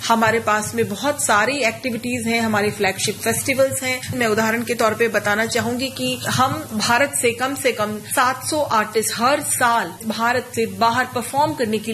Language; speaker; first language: Hindi; native; Hindi